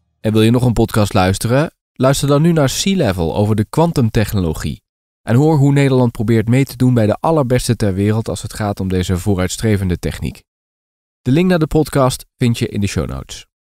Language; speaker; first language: Dutch; native; Dutch